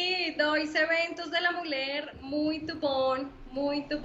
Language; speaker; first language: Portuguese; non-native, learner; Spanish